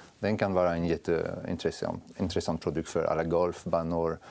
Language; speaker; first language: Swedish; non-native, fluent; French